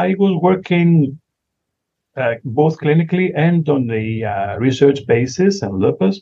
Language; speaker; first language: English; non-native, fluent; Greek